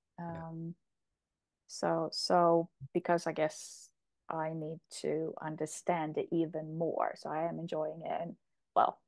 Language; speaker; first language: English; non-native, fluent; Polish